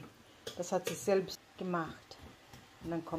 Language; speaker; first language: German; non-native, learner; Filipino